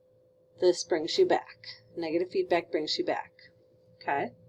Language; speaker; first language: English; native; English